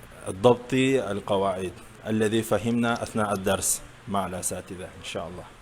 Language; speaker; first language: Arabic; non-native, fluent; Malay